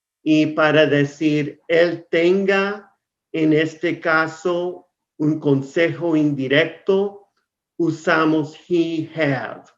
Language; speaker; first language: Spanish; non-native, fluent; English